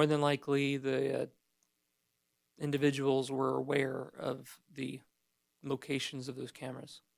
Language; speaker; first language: English; native; English